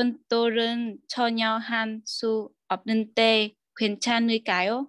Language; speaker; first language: Korean; non-native, learner; Vietnamese